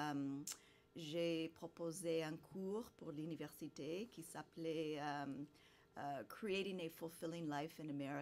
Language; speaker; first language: French; non-native, fluent; English